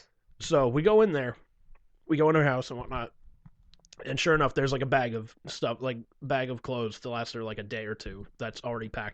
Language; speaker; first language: English; native; English